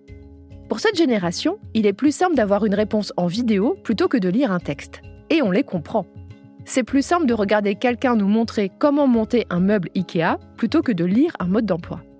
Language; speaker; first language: French; native; French